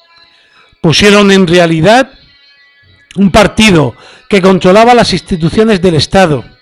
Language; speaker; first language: Spanish; native; Spanish